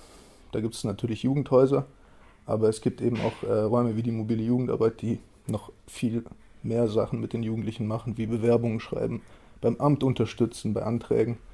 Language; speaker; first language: German; native; German